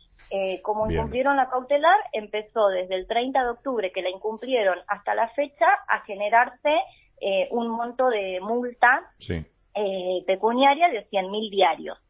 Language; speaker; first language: Spanish; native; Spanish